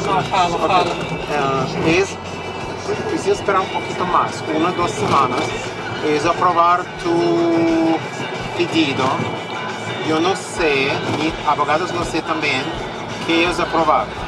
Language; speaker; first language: Portuguese; non-native, learner; Spanish